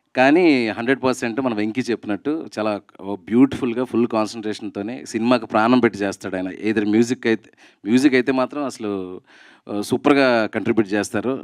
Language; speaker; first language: Telugu; native; Telugu